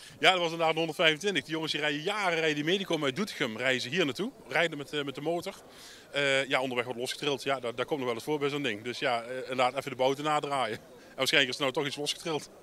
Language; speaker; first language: Dutch; native; Dutch